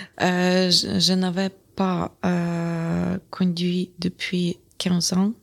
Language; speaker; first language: French; non-native, learner; Ukrainian